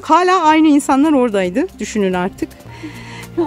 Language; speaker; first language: Turkish; native; Turkish